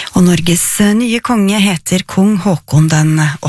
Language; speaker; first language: Norwegian; native; Norwegian